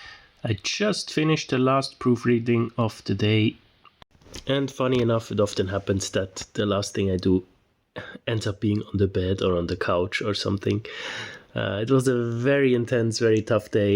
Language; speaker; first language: English; non-native, fluent; German